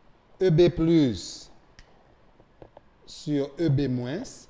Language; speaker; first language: French; non-native, local second language; Haitian Creole